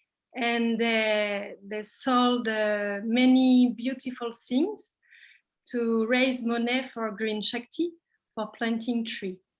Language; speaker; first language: English; non-native, learner; French